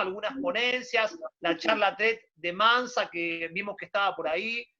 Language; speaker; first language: Spanish; native; Spanish